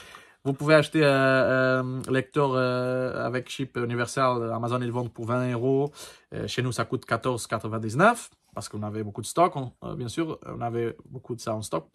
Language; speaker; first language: French; non-native, learner; Portuguese